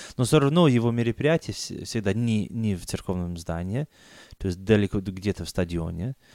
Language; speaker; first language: Russian; non-native, fluent; English